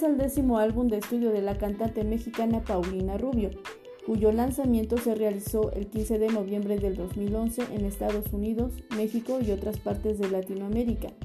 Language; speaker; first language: Spanish; native; Spanish